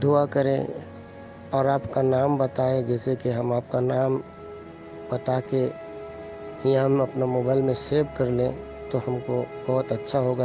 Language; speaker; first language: Hindi; early bilingual, heritage; Urdu